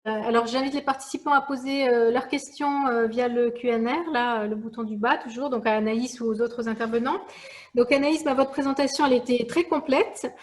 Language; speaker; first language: French; native; French